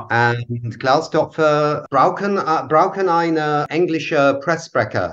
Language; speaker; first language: German; non-native, learner; English